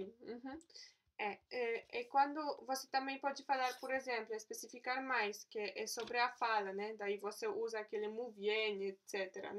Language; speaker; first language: Portuguese; non-native, fluent; Polish